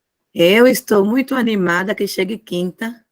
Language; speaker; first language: Portuguese; native; Portuguese